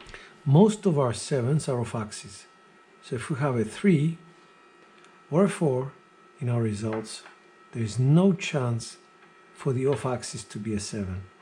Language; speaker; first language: English; non-native, fluent; Greek